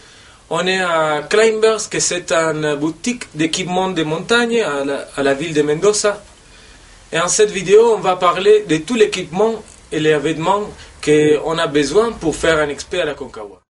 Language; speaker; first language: French; non-native, fluent; Spanish